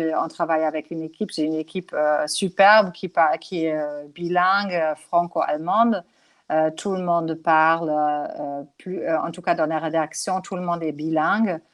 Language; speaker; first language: French; non-native, fluent; German